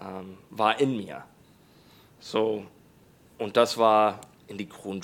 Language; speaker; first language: German; non-native, learner; English